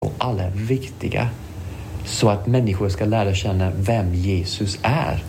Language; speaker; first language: Swedish; non-native, fluent; English